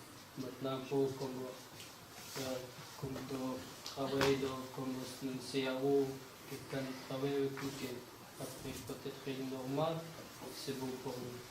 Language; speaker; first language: French; non-native, learner; Pashto